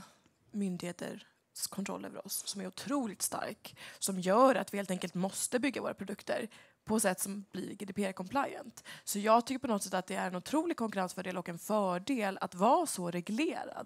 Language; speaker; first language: Swedish; native; Swedish